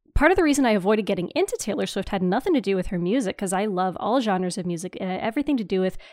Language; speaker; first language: English; native; English